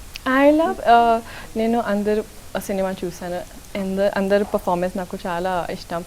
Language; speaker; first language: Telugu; non-native, local second language; Urdu